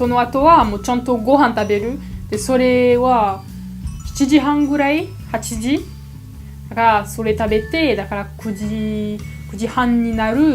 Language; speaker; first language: Japanese; non-native, learner; French